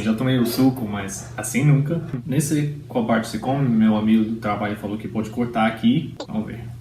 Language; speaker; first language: Portuguese; non-native, fluent; English